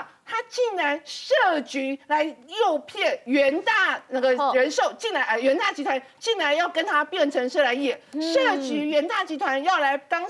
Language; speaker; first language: Chinese; native; Chinese